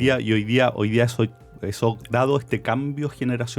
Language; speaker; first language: Spanish; native; Spanish